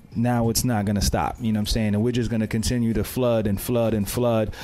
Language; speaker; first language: English; native; English